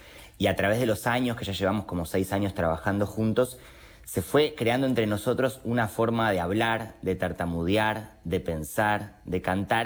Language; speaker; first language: Spanish; native; Spanish